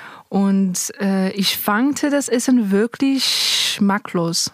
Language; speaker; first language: German; non-native, fluent; Persian